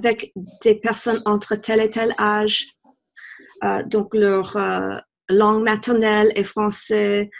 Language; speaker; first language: French; non-native, fluent; English